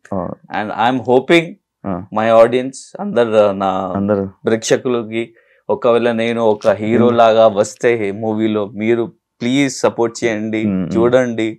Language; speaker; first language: Telugu; non-native, learner; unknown